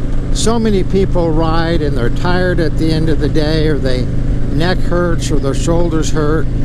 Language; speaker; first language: English; native; English